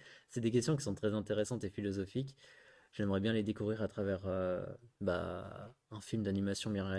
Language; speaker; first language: French; native; French